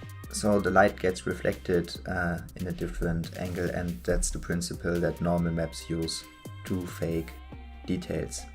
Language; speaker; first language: English; non-native, fluent; German